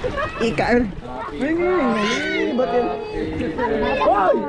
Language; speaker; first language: Filipino; native; Filipino